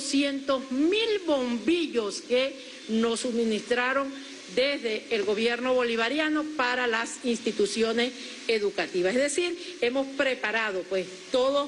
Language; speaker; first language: Spanish; native; Spanish